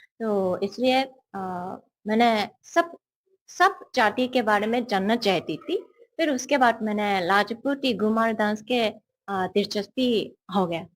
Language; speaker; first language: Hindi; non-native, learner; Japanese